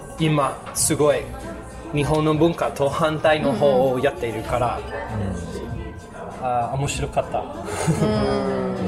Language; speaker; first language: Japanese; non-native, learner; English